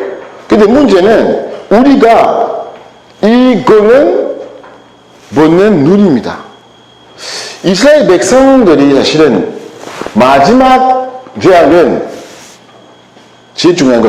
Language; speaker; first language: Korean; non-native, learner; French